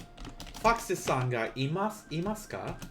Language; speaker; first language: Japanese; non-native, learner; English